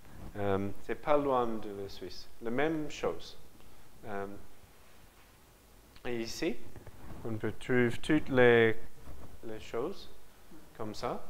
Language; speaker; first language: French; non-native, learner; English